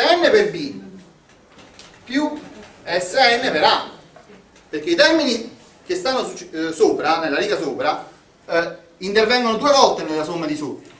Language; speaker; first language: Italian; native; Italian